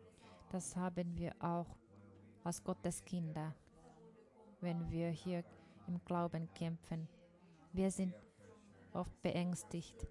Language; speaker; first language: German; non-native, fluent; Finnish